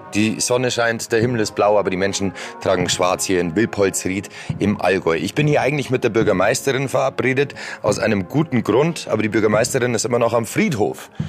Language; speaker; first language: German; native; German